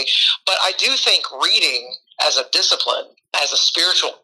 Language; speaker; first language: English; native; English